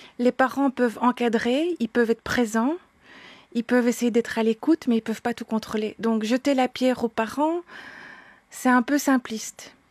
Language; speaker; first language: French; native; French